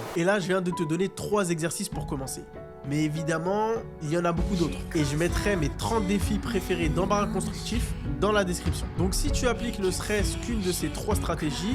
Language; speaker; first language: French; native; French